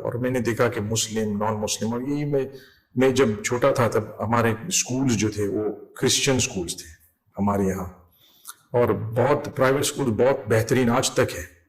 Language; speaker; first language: Hindi; non-native, fluent; English